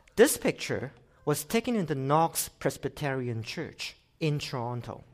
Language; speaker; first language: English; non-native, local second language; Cantonese